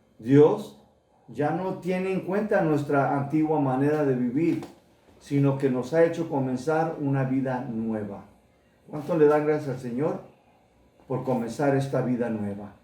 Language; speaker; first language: Spanish; early bilingual, heritage; Spanish